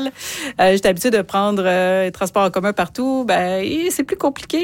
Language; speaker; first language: French; native; French